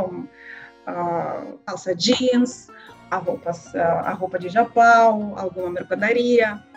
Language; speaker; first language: Portuguese; non-native, learner; Russian